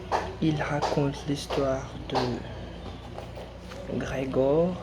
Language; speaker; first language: French; non-native, learner; Portuguese